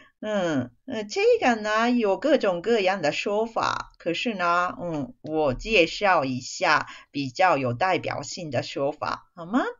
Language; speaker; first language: Chinese; non-native, fluent; Japanese